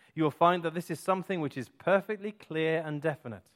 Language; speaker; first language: English; native; English